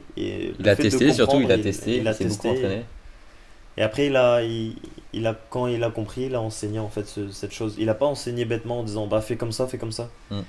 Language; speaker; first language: French; native; French